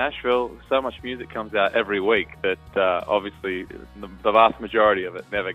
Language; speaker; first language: English; native; English